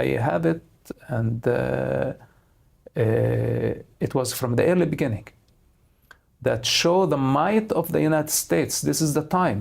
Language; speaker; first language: English; non-native, fluent; Arabic